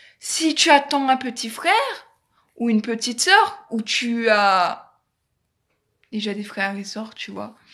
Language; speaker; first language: French; native; French